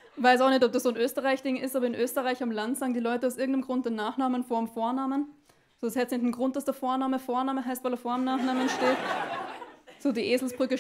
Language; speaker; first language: German; native; German